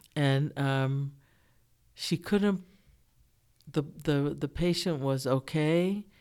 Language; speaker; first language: English; early bilingual, other home language; Japanese